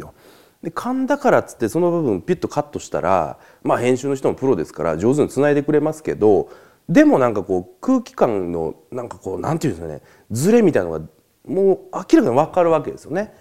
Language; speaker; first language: Japanese; native; Japanese